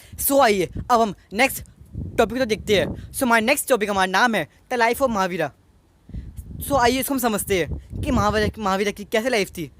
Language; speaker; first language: Hindi; native; Hindi